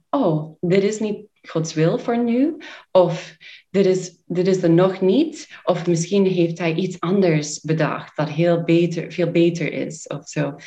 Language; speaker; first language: Dutch; non-native, fluent; English